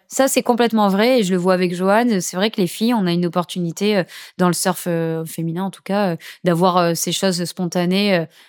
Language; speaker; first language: French; native; French